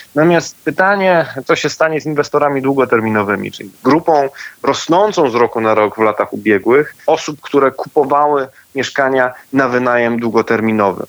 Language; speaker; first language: Polish; native; Polish